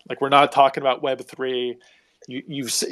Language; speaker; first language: English; native; English